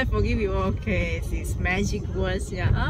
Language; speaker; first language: English; non-native, learner; Vietnamese